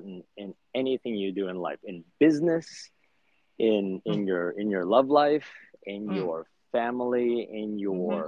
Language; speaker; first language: English; native; English